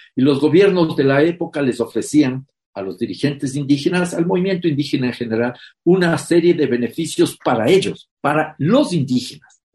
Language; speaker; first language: Spanish; native; Spanish